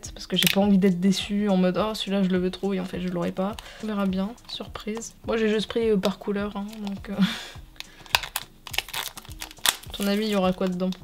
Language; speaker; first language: French; native; French